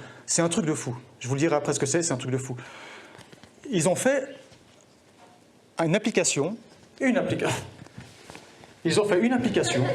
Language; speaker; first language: French; native; French